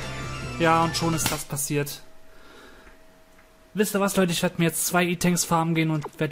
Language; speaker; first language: German; native; German